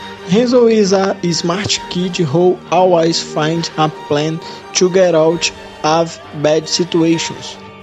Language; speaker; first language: English; non-native, learner; Portuguese